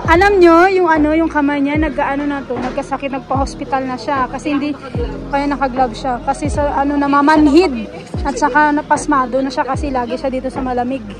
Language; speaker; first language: Filipino; native; Filipino